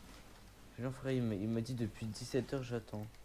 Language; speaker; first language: French; native; French